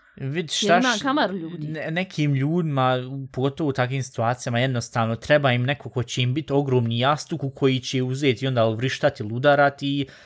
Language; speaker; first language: Bosnian; early bilingual, heritage; Bosnian